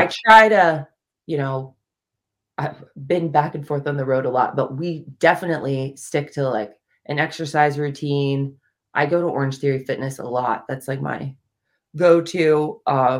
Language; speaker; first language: English; native; English